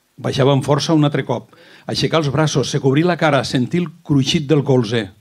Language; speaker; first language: Catalan; native; Catalan